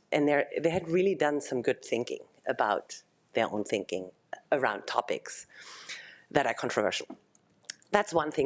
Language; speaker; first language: English; non-native, fluent; German